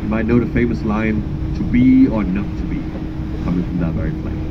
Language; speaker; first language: English; non-native, fluent; Danish